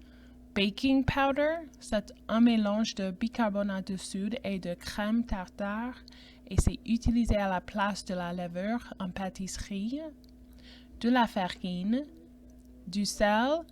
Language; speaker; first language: French; non-native, fluent; English